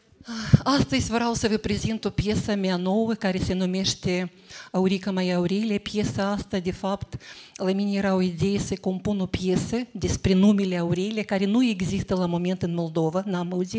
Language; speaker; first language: Romanian; native; Romanian